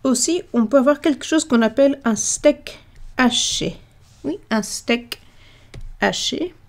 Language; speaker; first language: French; non-native, fluent; English